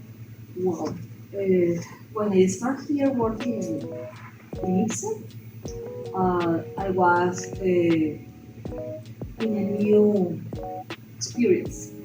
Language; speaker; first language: English; non-native, learner; Spanish